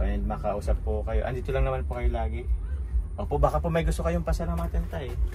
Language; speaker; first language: Filipino; native; Filipino